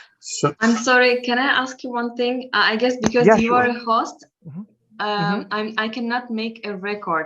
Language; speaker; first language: English; non-native, fluent; Turkish